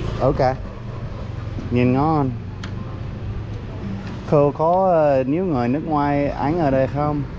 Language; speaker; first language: Vietnamese; non-native, learner; English